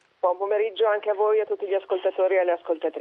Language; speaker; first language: Italian; native; Italian